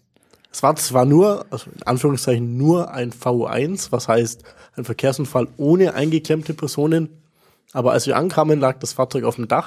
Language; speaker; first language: German; native; German